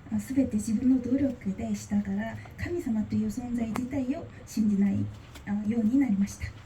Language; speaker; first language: Japanese; non-native, fluent; Korean